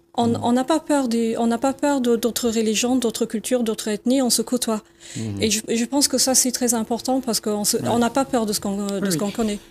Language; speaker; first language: French; non-native, fluent; English